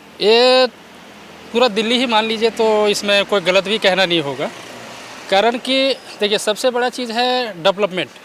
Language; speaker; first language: Hindi; native; Hindi